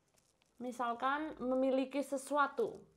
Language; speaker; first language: Indonesian; non-native, fluent; Spanish